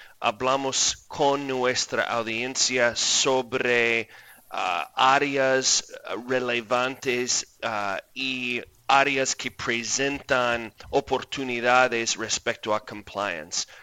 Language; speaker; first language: Spanish; non-native, fluent; English